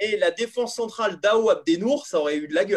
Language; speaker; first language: French; native; French